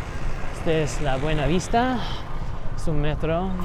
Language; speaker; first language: Spanish; non-native, learner; English